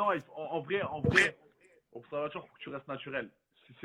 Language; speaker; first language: French; native; French